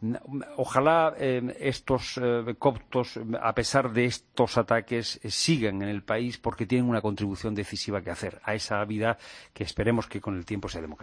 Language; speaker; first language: Spanish; native; Spanish